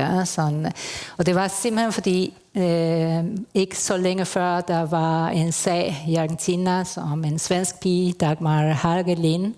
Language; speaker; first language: Danish; non-native, fluent; Spanish